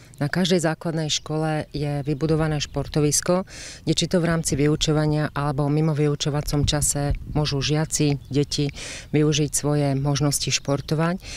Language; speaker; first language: Slovak; native; Slovak